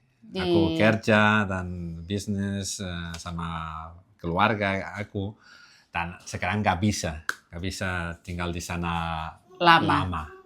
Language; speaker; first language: Indonesian; non-native, learner; Catalan